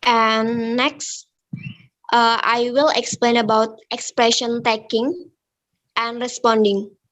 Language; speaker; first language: English; non-native, learner; Indonesian